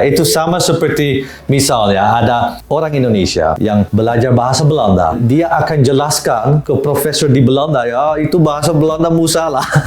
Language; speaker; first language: Indonesian; non-native, learner; Dutch